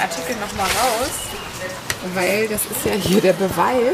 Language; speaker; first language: German; native; German